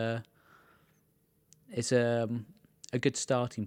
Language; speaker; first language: English; native; English